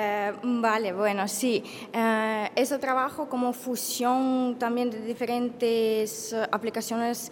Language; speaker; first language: Spanish; non-native, learner; Ukrainian